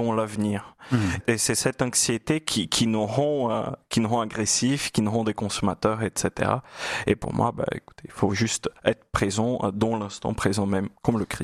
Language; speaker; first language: French; non-native, fluent; Portuguese